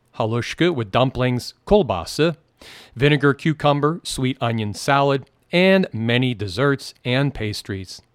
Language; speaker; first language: English; native; English